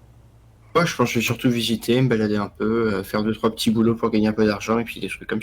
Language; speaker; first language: French; native; French